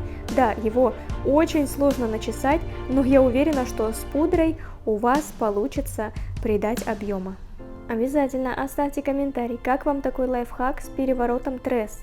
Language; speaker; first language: Russian; native; Russian